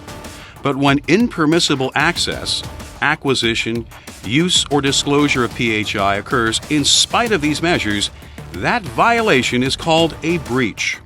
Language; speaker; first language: English; native; English